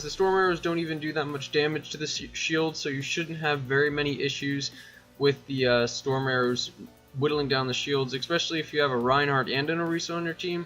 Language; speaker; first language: English; native; English